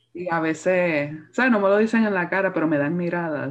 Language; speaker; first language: Spanish; early bilingual, other home language; English